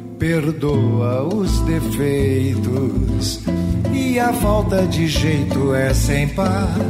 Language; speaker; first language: Portuguese; native; Portuguese